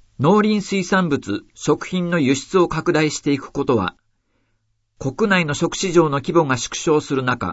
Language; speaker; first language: Japanese; native; Japanese